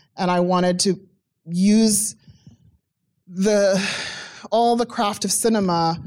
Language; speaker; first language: English; native; English